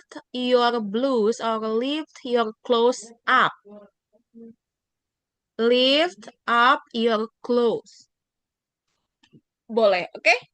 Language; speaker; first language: English; non-native, fluent; Indonesian